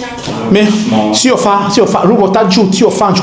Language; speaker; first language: Chinese; non-native, learner; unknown